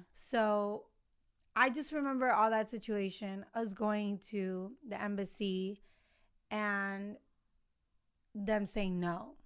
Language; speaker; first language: English; early bilingual, other home language; Spanish